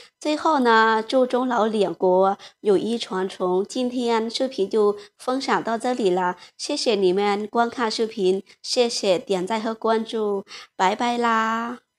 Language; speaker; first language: Chinese; non-native, fluent; Lao